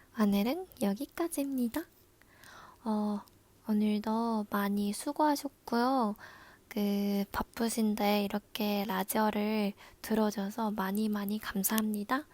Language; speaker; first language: Korean; non-native, learner; Japanese